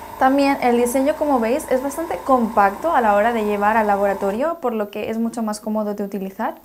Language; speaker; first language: Spanish; native; Spanish